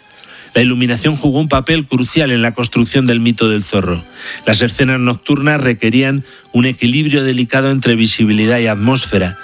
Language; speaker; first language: Spanish; native; Spanish